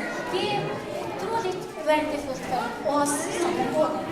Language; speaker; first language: Swedish; non-native, fluent; Mongolian